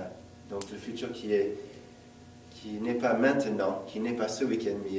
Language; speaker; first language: French; non-native, fluent; English